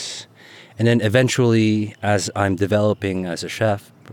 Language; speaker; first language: English; non-native, local second language; Filipino